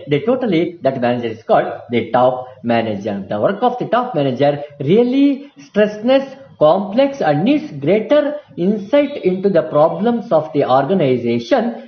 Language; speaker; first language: English; non-native, local second language; Kannada